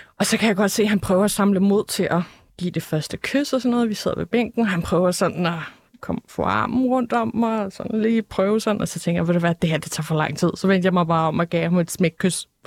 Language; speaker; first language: Danish; early bilingual, other home language; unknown